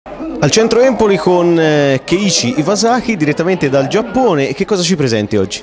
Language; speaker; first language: Italian; native; Italian